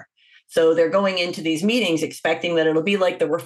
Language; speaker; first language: English; native; English